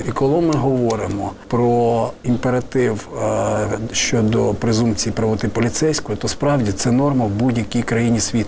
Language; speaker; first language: Ukrainian; native; Ukrainian